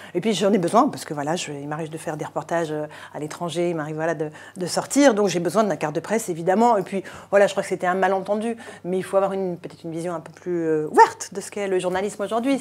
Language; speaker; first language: French; native; French